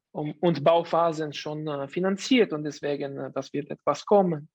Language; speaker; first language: German; non-native, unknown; Italian